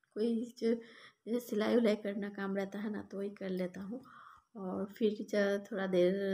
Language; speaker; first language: Hindi; non-native, local second language; Bangla